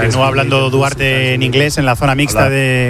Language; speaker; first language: Spanish; native; Spanish